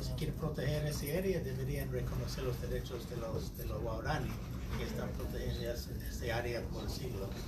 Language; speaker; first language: Spanish; non-native, fluent; English